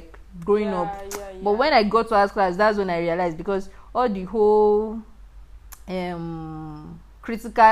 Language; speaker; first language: English; non-native, local second language; Yoruba